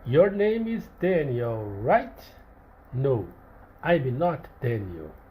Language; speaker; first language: English; non-native, learner; Portuguese